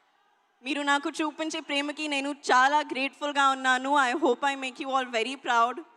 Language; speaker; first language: Telugu; non-native, learner; Hindi